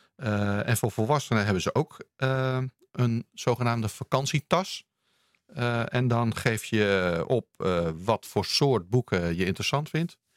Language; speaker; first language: Dutch; native; Dutch